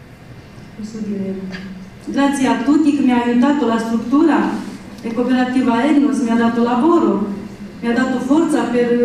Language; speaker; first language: Italian; non-native, learner; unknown